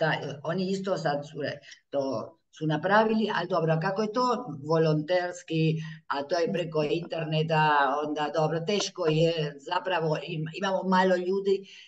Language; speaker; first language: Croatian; early bilingual, heritage; Croatian